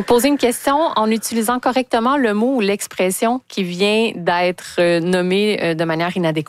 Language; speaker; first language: French; native; French